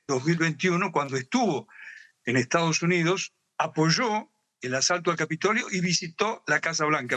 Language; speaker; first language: Spanish; native; Spanish